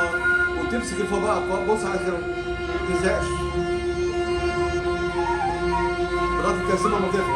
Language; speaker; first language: Arabic; native; Arabic